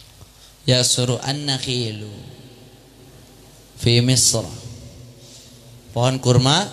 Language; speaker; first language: Arabic; non-native, fluent; Indonesian